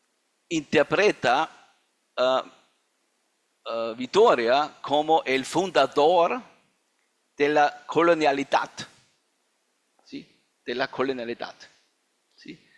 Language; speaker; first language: Spanish; non-native, fluent; German